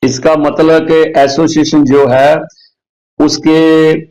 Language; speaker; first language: Hindi; non-native, local second language; Punjabi